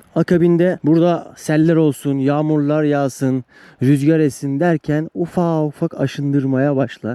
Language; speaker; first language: Turkish; native; Turkish